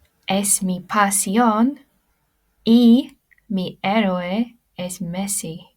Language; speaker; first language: Spanish; non-native, fluent; English